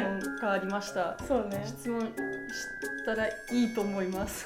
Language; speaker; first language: Japanese; non-native, learner; German